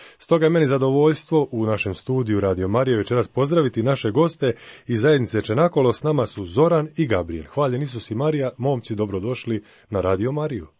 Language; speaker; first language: Croatian; native; Croatian